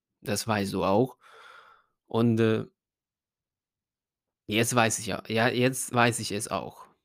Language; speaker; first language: German; non-native, fluent; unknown